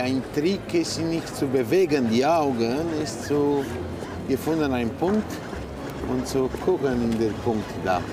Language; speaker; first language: German; non-native, learner; Romanian